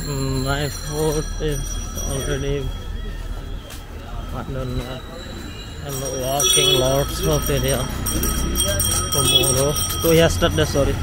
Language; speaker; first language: English; non-native, learner; Bangla